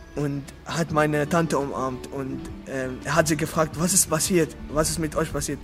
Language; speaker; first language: German; non-native, learner; Arabic